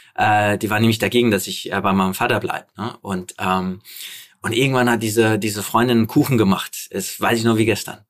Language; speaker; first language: German; early bilingual, other home language; Polish